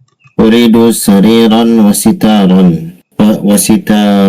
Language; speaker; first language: Arabic; non-native, learner; Indonesian